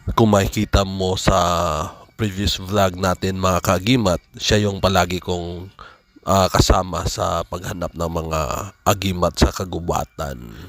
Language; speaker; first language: Filipino; non-native, local second language; Cebuano